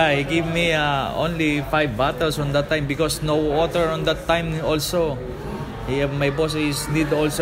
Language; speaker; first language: English; non-native, local second language; Filipino